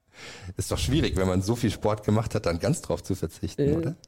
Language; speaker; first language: German; native; German